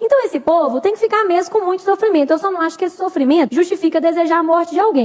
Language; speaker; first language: Portuguese; native; Portuguese